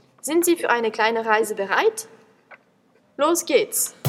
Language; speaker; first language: German; non-native, learner; French